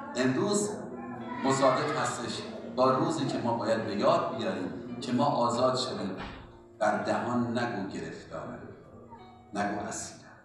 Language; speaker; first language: Persian; native; Persian